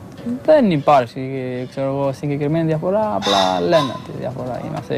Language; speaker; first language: Greek; non-native, fluent; Albanian